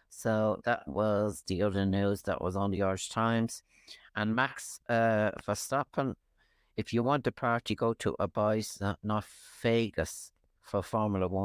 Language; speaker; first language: English; native; English